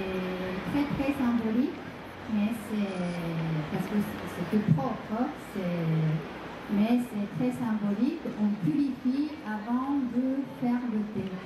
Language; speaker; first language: French; non-native, fluent; Japanese